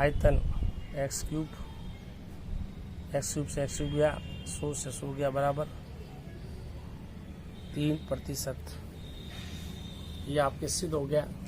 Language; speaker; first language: Hindi; native; Hindi